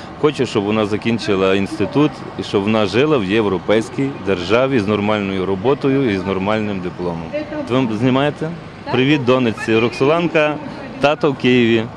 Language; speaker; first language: Ukrainian; native; Ukrainian